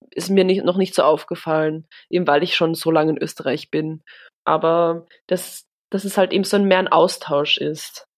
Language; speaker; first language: German; early bilingual, other home language; Polish